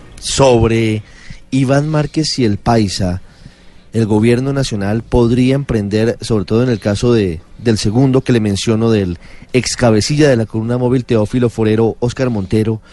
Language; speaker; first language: Spanish; native; Spanish